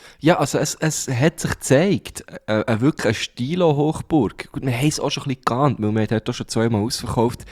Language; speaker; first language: German; native; German